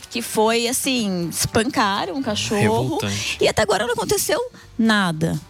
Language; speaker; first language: Portuguese; native; Portuguese